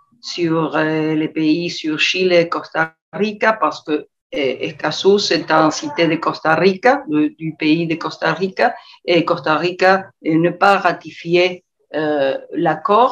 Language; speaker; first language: French; non-native, learner; Spanish